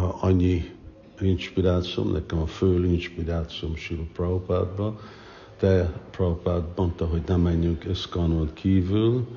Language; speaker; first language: Hungarian; early bilingual, heritage; English